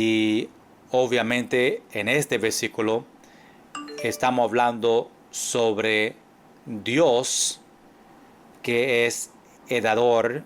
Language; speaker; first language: Spanish; non-native, fluent; English